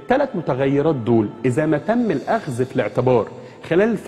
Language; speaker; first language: Arabic; native; Arabic